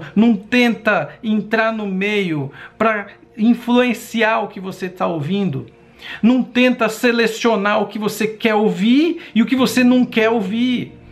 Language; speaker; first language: Portuguese; native; Portuguese